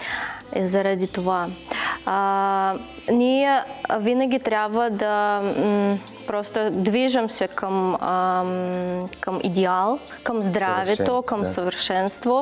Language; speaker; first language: Bulgarian; non-native, learner; Russian